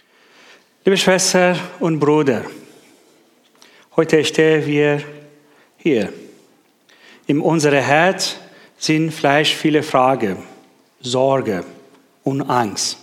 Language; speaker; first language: German; non-native, learner; Persian